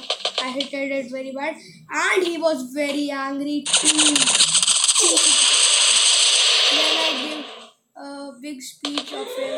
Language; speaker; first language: English; non-native, learner; Hindi